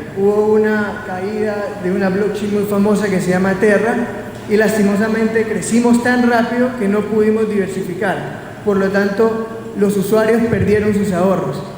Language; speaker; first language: Spanish; native; Spanish